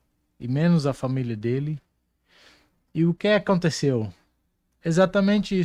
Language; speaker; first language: Portuguese; non-native, fluent; Dutch